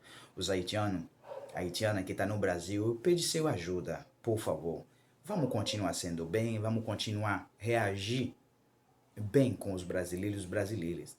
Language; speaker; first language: Portuguese; non-native, local second language; Haitian Creole